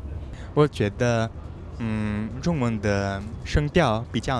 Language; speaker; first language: Chinese; non-native, learner; French